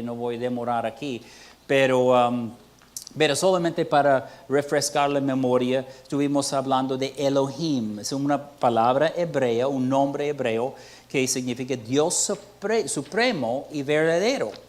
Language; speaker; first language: Spanish; non-native, fluent; English